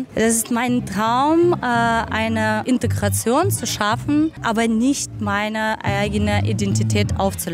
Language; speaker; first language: German; non-native, fluent; Ukrainian